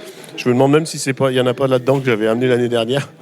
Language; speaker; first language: French; native; French